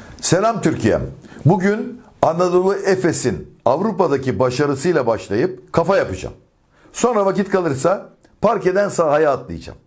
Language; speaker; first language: Turkish; native; Turkish